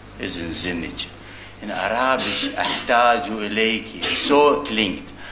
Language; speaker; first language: Dutch; non-native, fluent; Arabic